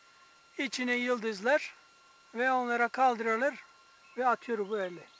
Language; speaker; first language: Turkish; non-native, fluent; English